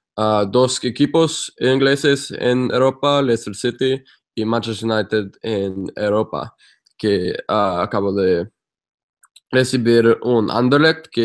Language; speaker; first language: Spanish; non-native, fluent; English